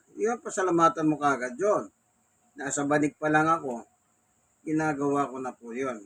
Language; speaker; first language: Filipino; non-native, local second language; Pampanga